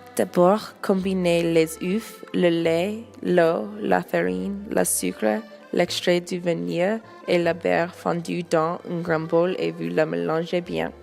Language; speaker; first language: French; non-native, learner; English